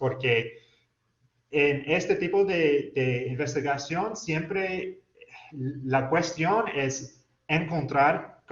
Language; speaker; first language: Spanish; non-native, fluent; English